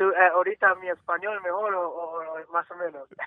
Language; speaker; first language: Spanish; non-native, learner; English